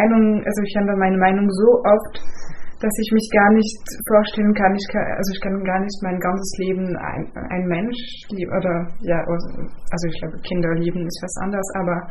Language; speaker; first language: German; non-native, fluent; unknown